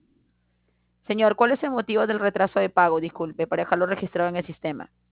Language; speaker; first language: Spanish; native; Spanish